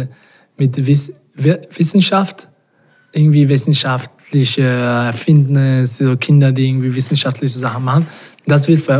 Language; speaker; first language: German; non-native, fluent; Portuguese